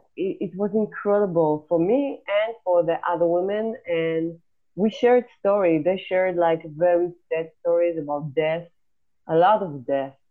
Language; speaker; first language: English; non-native, fluent; Hebrew